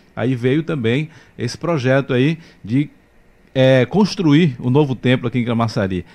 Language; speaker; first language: Portuguese; native; Portuguese